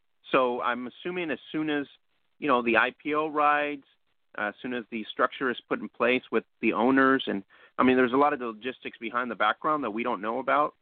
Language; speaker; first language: English; early bilingual, other home language; Spanish